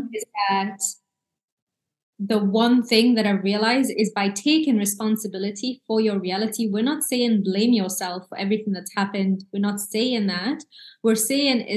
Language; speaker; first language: English; early bilingual, other home language; Arabic